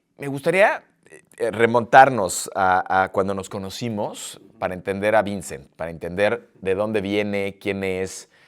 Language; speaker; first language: Spanish; native; Spanish